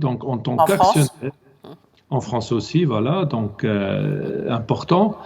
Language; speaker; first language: French; non-native, local second language; German